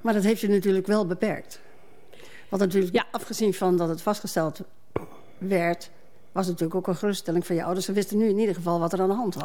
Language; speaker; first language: Dutch; native; Dutch